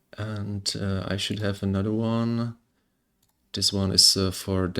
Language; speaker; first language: English; non-native, fluent; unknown